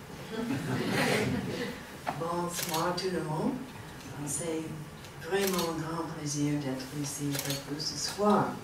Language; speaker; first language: French; non-native, learner; English